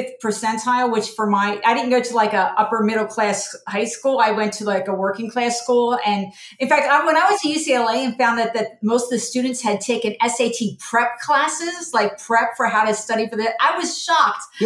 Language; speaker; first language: English; native; English